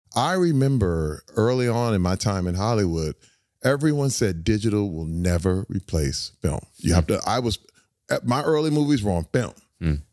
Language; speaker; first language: English; native; English